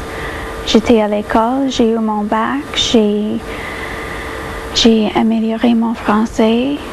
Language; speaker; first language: French; non-native, local second language; English